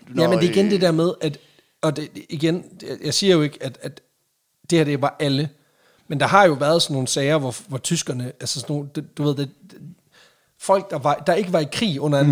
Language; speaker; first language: Danish; native; Danish